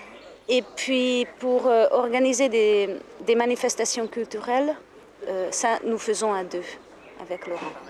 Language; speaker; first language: French; non-native, fluent; Hungarian